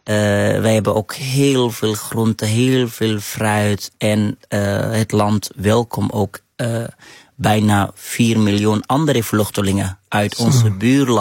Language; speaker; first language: Dutch; non-native, fluent; Arabic